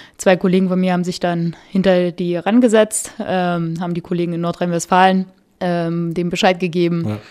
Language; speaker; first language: German; native; German